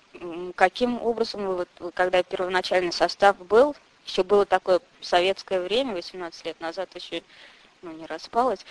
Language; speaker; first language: Russian; non-native, fluent; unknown